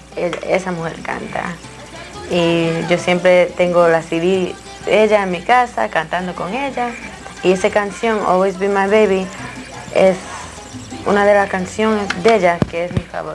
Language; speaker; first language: Spanish; early bilingual, heritage; Spanish